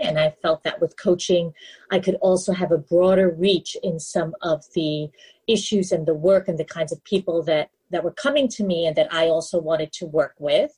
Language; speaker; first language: English; native; English